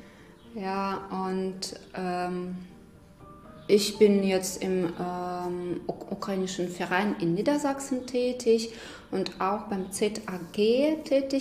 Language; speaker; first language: German; non-native, fluent; Ukrainian